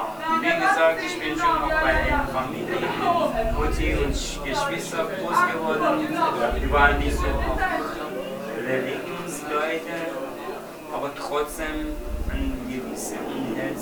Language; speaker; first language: German; non-native, learner; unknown